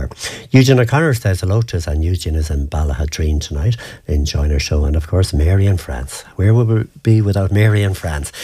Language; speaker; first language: English; native; English